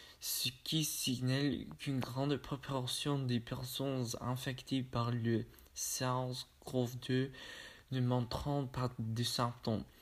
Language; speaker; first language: French; non-native, learner; English